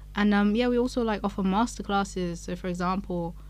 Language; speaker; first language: English; non-native, local second language; Yoruba